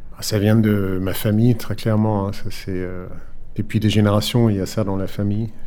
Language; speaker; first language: French; non-native, fluent; Danish